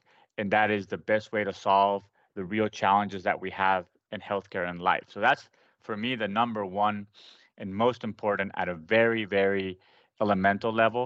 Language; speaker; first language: English; non-native, fluent; Spanish